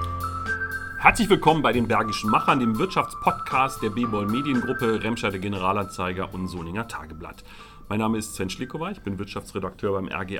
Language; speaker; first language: German; native; German